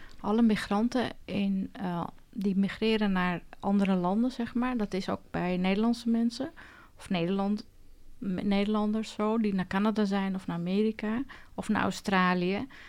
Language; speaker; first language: Dutch; early bilingual, other home language; Turkish